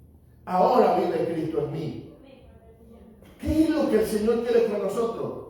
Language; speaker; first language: Spanish; native; Spanish